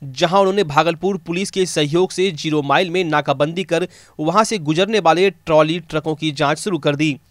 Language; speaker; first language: Hindi; native; Hindi